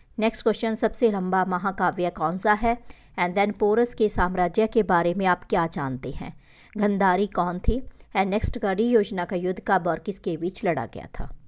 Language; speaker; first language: Hindi; non-native, local second language; Punjabi